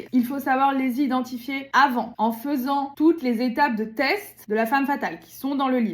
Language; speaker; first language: French; native; French